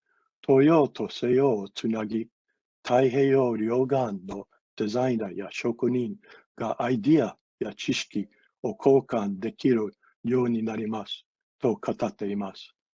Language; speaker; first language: Japanese; non-native, fluent; English